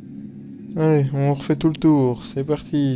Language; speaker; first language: French; native; French